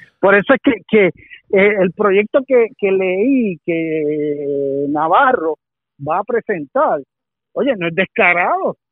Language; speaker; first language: Spanish; native; Spanish